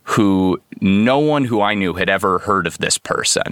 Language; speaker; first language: English; native; English